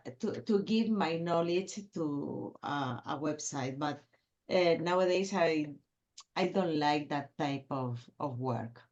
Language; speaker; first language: English; non-native, fluent; Spanish